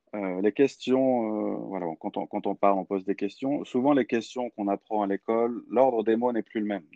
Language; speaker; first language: French; native; French